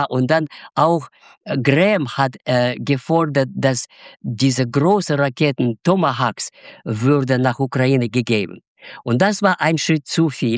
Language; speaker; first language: German; non-native, fluent; Russian